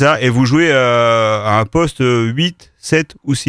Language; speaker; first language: French; native; French